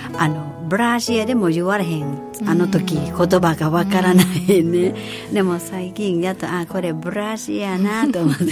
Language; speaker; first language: Japanese; non-native, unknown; Thai